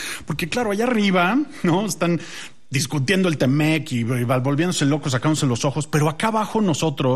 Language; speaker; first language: Spanish; native; Spanish